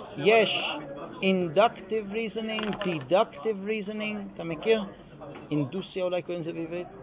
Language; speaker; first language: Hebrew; non-native, fluent; English